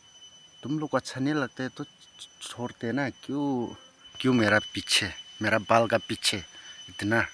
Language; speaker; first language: Hindi; non-native, local second language; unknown